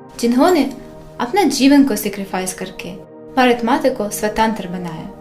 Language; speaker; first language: Hindi; non-native, fluent; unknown